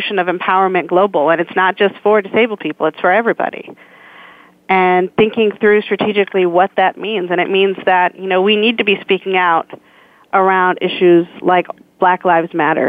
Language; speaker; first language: English; native; English